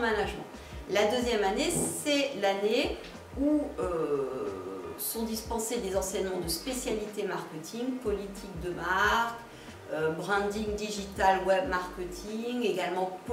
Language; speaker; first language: French; native; French